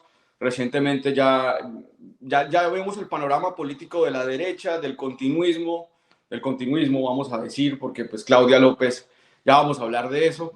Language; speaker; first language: Spanish; native; Spanish